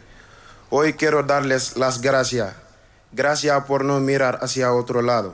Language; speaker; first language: Spanish; non-native, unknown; Wolof